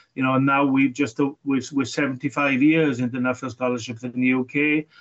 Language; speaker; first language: English; native; English